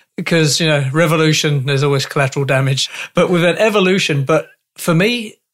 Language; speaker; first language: English; native; English